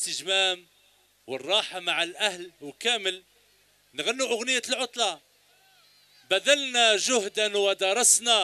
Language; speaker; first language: Arabic; native; Arabic